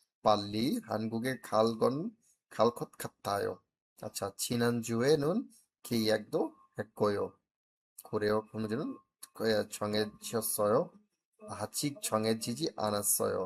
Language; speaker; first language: Korean; non-native, learner; Bangla